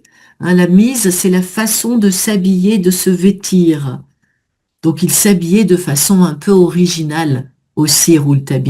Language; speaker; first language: French; native; French